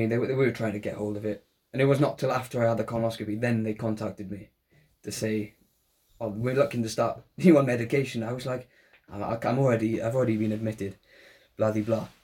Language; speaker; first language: English; native; English